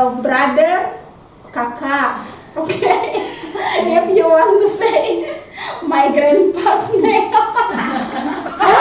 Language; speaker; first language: English; non-native, learner; Indonesian